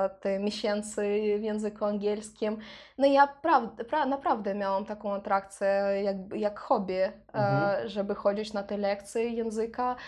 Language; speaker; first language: Polish; non-native, learner; Russian